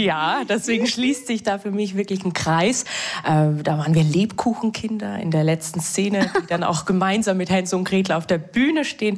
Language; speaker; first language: German; native; German